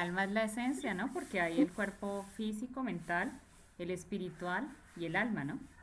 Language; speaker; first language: Spanish; native; Spanish